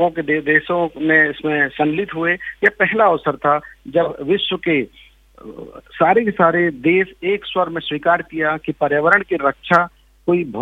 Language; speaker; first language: Hindi; native; Hindi